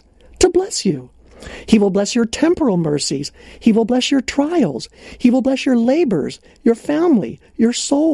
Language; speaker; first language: English; native; English